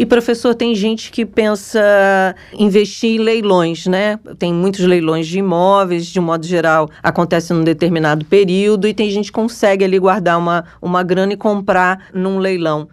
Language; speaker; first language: Portuguese; native; Portuguese